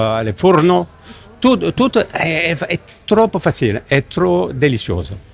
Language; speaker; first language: Italian; non-native, learner; French